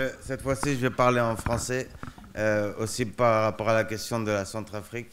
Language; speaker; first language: French; non-native, fluent; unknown